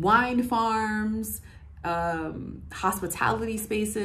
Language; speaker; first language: English; native; English